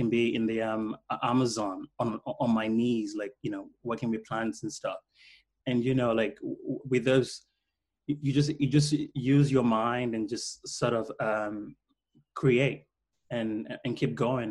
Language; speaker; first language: English; non-native, local second language; Krio